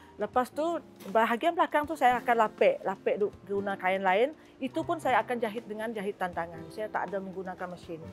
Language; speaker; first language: Malay; non-native, local second language; Iban